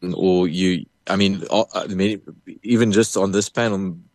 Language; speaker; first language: English; native; English